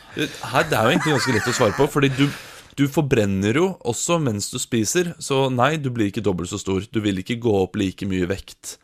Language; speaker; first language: Norwegian; native; Norwegian